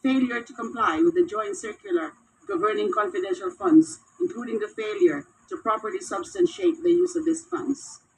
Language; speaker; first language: English; non-native, local second language; Filipino